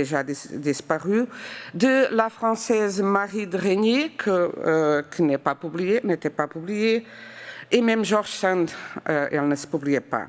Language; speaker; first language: French; non-native, fluent; Portuguese